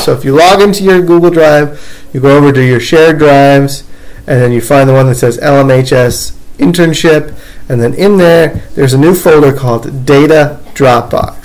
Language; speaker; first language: English; native; English